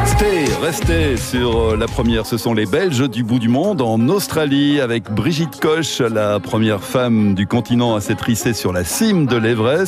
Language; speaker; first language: French; native; French